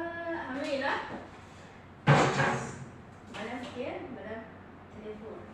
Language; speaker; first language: Arabic; non-native, learner; Oromo